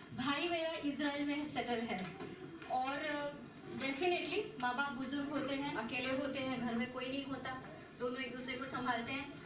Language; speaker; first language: Hindi; non-native, local second language; Gujarati